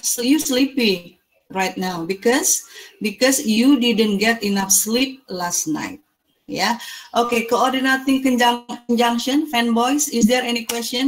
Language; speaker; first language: English; non-native, fluent; Indonesian